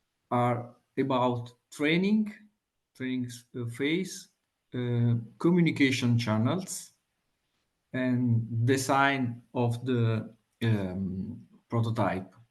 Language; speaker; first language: English; non-native, fluent; Italian